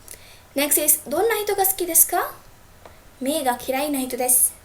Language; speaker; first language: Japanese; non-native, fluent; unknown